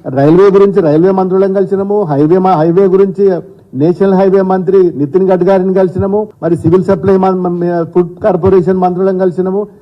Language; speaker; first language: Telugu; native; Telugu